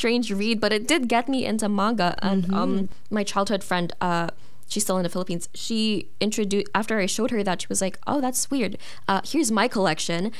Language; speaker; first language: English; non-native, local second language; Filipino